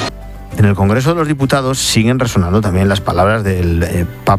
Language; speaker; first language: Spanish; native; Spanish